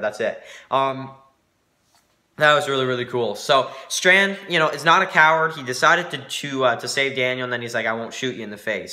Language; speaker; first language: English; native; English